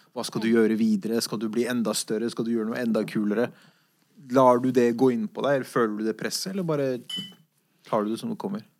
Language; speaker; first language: Norwegian; early bilingual, other home language; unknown